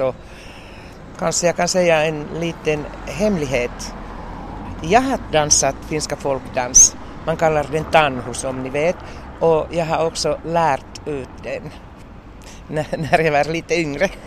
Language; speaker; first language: Swedish; non-native, local second language; Finnish